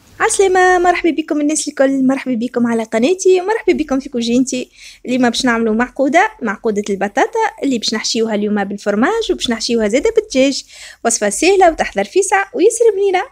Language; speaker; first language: Arabic; native; Arabic